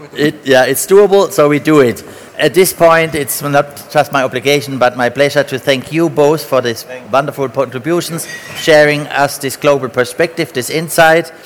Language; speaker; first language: English; non-native, fluent; German